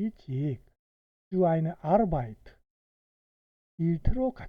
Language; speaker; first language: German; non-native, fluent; Korean